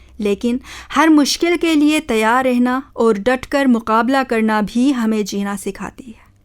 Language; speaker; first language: Urdu; non-native, local second language; Khowar